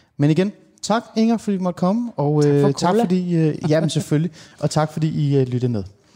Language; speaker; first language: Danish; early bilingual, other home language; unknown